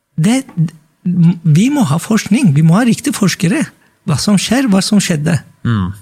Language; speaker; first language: Norwegian; non-native, fluent; Turkish